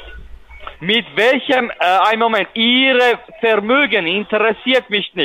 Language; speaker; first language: German; non-native, fluent; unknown